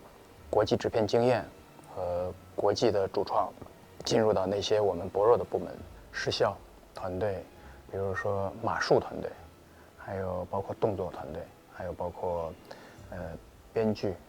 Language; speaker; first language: Chinese; native; Chinese